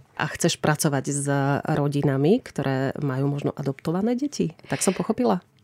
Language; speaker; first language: Slovak; native; Slovak